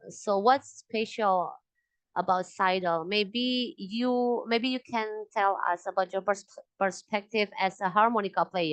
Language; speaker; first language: English; non-native, local second language; Indonesian